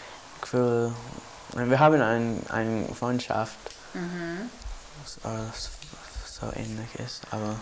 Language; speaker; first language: German; non-native, learner; English